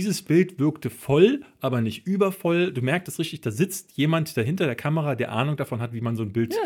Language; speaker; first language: German; native; German